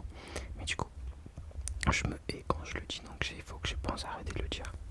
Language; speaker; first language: French; native; French